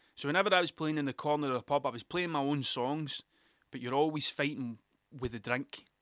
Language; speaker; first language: English; native; English